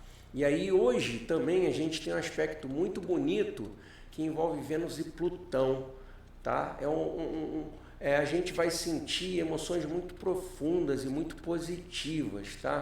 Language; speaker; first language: Portuguese; native; Portuguese